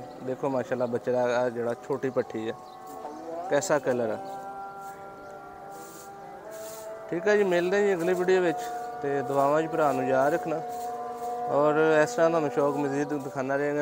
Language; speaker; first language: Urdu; non-native, local second language; Punjabi